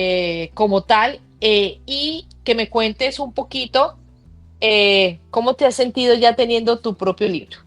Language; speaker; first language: Spanish; native; Spanish